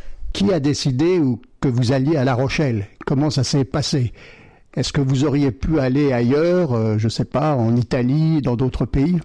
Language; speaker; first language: French; native; French